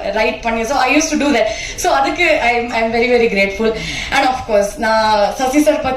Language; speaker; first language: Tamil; non-native, learner; Kannada